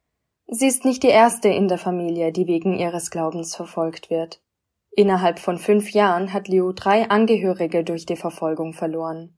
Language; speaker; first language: German; native; German